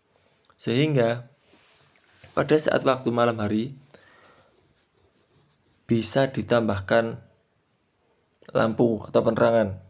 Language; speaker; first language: Indonesian; native; Indonesian